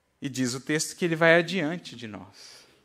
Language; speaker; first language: Portuguese; native; Portuguese